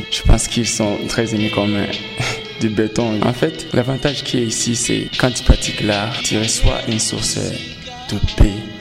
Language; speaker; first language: French; non-native, local second language; Rundi